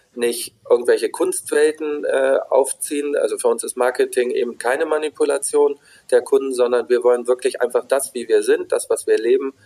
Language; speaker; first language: German; native; German